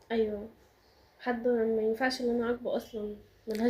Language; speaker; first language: Arabic; native; Arabic